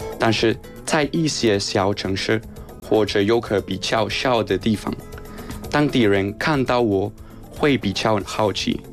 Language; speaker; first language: Chinese; non-native, learner; Spanish